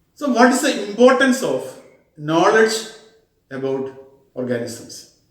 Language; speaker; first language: English; non-native, local second language; Malayalam